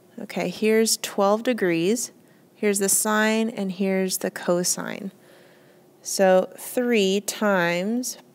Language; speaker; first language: English; native; English